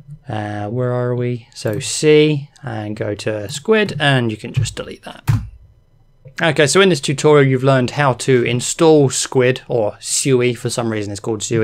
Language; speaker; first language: English; native; English